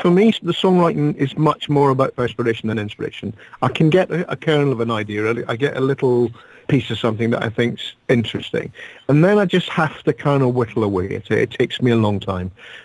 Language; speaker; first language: English; native; English